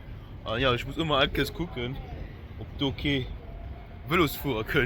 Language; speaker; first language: German; non-native, local second language; Luxembourgish